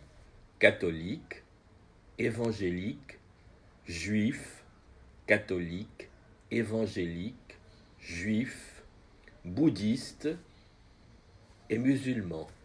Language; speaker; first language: French; non-native, fluent; Portuguese